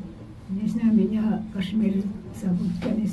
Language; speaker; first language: Russian; non-native, fluent; Estonian